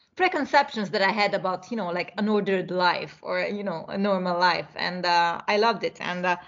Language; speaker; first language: English; non-native, fluent; Italian